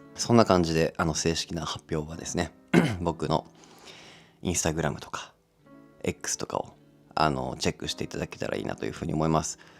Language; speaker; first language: Japanese; native; Japanese